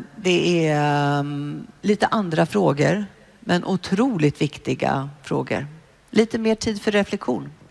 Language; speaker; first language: Swedish; native; Swedish